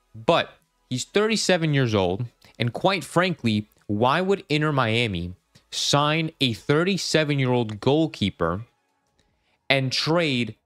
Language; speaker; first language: English; native; English